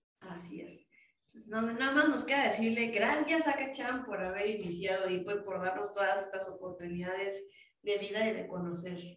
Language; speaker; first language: Spanish; native; Spanish